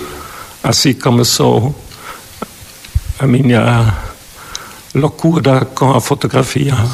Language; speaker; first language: Portuguese; non-native, fluent; German